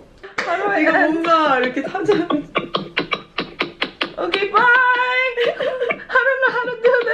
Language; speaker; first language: Korean; early bilingual, heritage; Korean